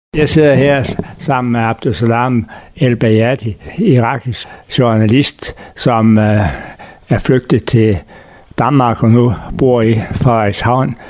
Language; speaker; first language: Danish; native; Danish